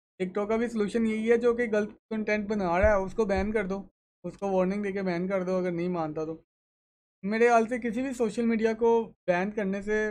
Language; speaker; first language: Urdu; native; Urdu